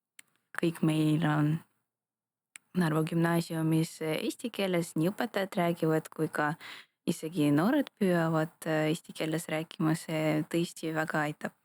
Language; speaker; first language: Estonian; non-native, local second language; Russian